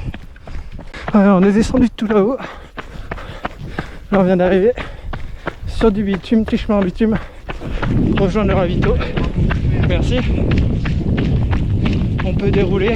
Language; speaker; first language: French; native; French